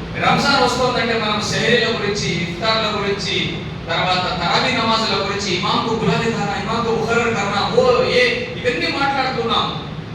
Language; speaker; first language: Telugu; non-native, local second language; Urdu